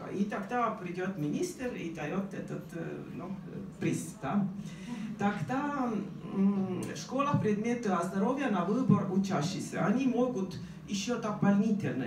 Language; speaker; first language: Russian; non-native, fluent; Estonian